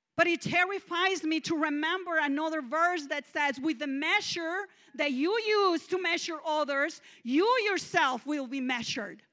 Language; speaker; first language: English; non-native, fluent; Spanish